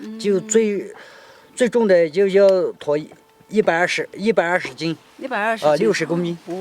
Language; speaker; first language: Chinese; native; Chinese